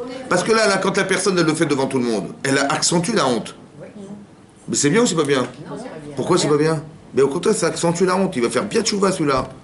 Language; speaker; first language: French; native; French